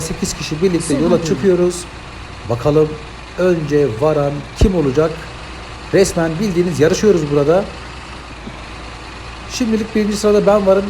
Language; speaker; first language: Turkish; native; Turkish